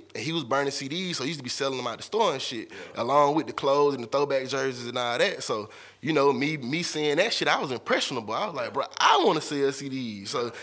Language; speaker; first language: English; native; English